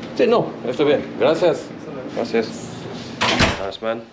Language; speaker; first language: Spanish; non-native, learner; English